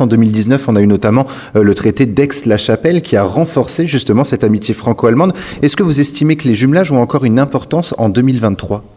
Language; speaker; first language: French; native; French